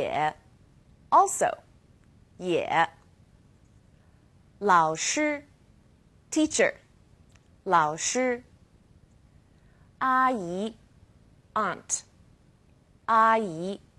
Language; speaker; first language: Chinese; non-native, fluent; English